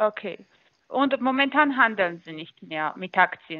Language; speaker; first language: German; non-native, fluent; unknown